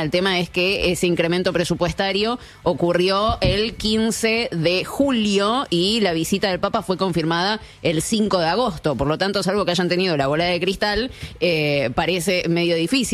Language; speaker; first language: Spanish; native; Spanish